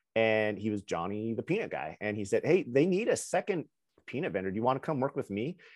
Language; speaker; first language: English; native; English